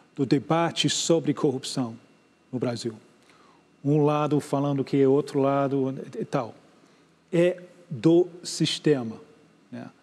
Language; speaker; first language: Portuguese; non-native, fluent; English